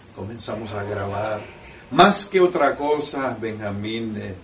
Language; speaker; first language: Spanish; early bilingual, heritage; Spanish